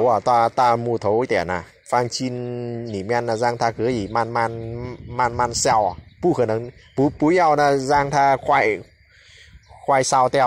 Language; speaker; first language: Chinese; non-native, learner; Vietnamese